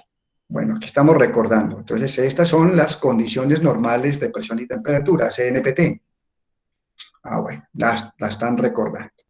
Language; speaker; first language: Spanish; native; Spanish